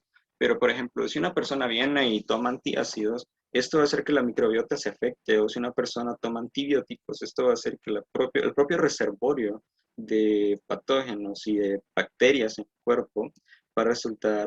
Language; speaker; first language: Spanish; native; Spanish